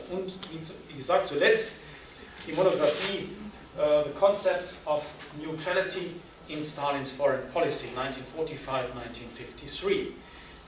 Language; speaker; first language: German; native; German